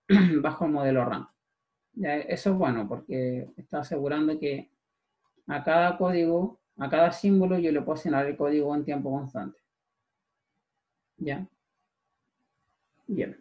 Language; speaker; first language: Spanish; native; Spanish